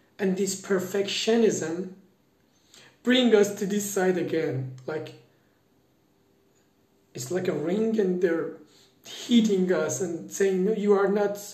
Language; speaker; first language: English; non-native, fluent; Persian